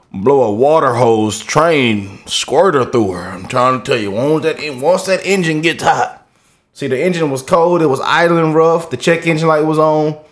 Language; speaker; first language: English; native; English